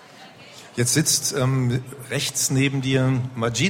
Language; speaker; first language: German; native; German